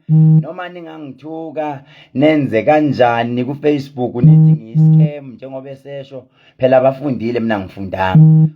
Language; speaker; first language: Zulu; native; Zulu